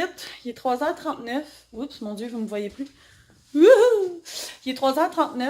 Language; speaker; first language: French; native; French